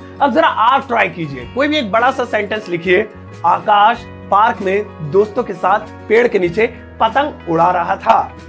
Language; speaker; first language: Hindi; native; Hindi